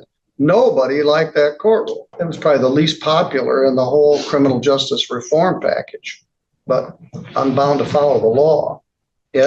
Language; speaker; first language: English; native; English